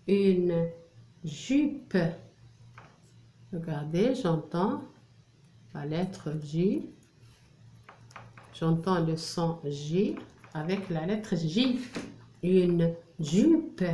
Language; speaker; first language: French; non-native, local second language; Arabic